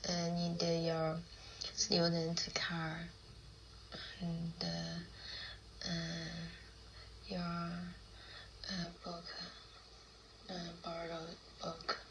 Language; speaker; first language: English; non-native, learner; Chinese